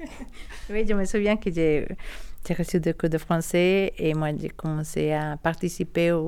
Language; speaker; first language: French; non-native, learner; Spanish